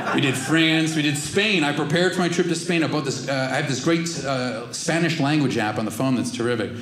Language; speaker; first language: English; native; English